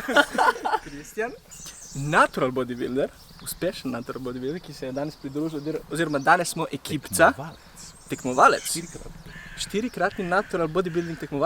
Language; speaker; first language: Slovenian; native; Slovenian